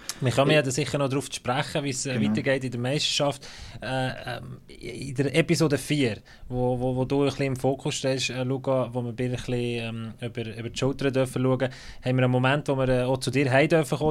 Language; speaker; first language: German; native; German